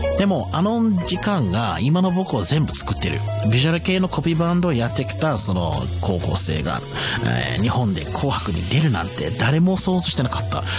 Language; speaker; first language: Japanese; non-native, fluent; English